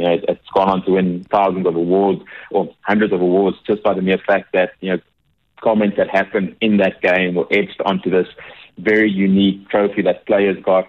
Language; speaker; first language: English; native; English